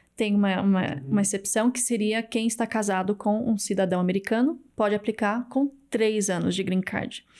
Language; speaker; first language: Portuguese; native; Portuguese